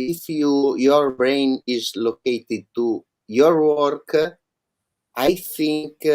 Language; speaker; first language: English; non-native, learner; Italian